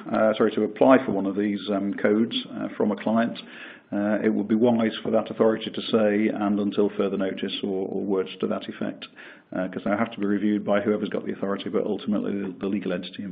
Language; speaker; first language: English; native; English